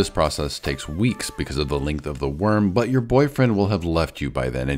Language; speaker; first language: English; native; English